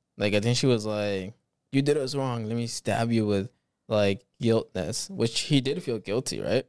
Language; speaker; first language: English; early bilingual, other home language; Spanish